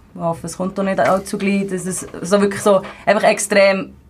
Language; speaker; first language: German; native; German